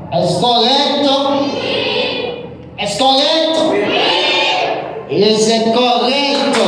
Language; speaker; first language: French; non-native, local second language; Haitian Creole